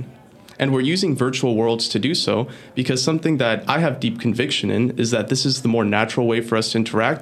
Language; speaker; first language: English; early bilingual, other home language; Spanish